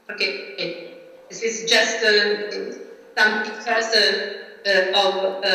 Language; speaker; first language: English; non-native, learner; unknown